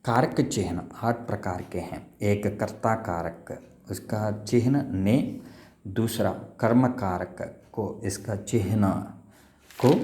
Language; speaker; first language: Hindi; non-native, local second language; Telugu